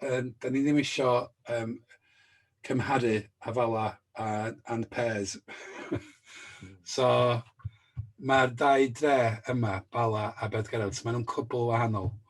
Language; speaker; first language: Welsh; native; Welsh